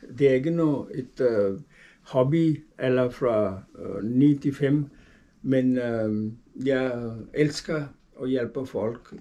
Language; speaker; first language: Danish; non-native, fluent; Urdu